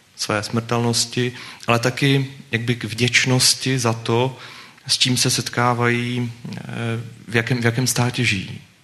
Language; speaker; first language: Czech; native; Czech